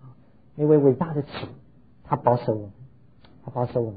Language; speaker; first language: Chinese; native; Chinese